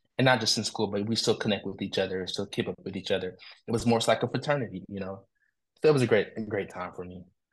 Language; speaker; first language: English; native; English